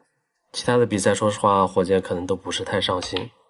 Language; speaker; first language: Chinese; native; Chinese